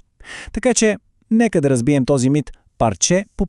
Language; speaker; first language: Bulgarian; native; Bulgarian